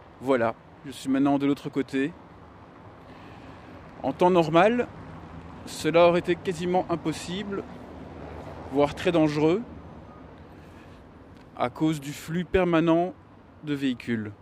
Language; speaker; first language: French; native; French